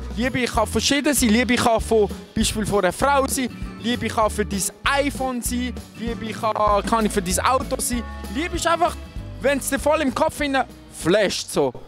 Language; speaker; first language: German; native; German